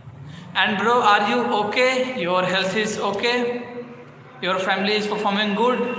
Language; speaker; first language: English; non-native, learner; Hindi